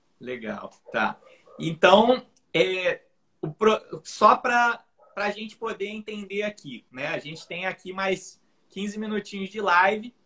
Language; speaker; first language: Portuguese; native; Portuguese